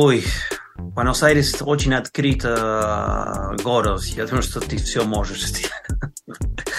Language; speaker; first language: Russian; non-native, learner; Spanish